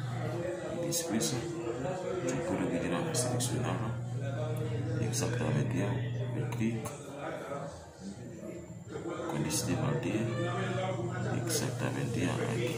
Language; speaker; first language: Spanish; non-native, learner; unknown